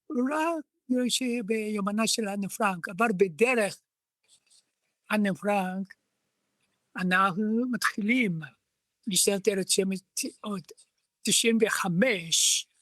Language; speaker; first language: Hebrew; non-native, learner; Japanese